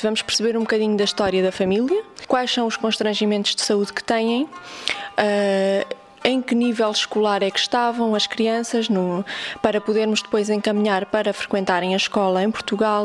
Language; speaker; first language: Portuguese; native; Portuguese